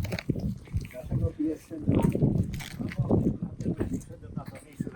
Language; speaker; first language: Polish; native; Polish